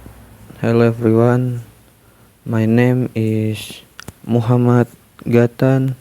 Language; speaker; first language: English; non-native, learner; Indonesian